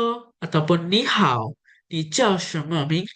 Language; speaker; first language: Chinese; non-native, learner; Indonesian